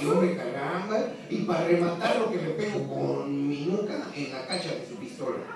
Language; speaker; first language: Spanish; native; Spanish